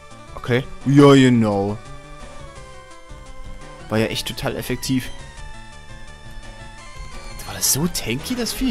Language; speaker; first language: German; native; German